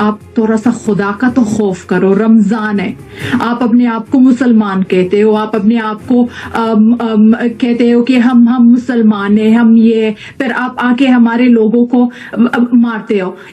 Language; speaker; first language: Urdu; non-native, fluent; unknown